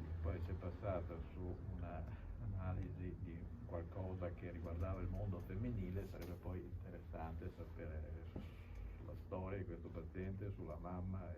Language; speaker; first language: Italian; native; Italian